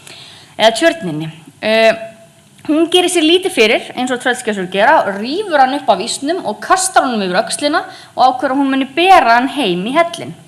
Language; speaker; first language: Icelandic; native; Icelandic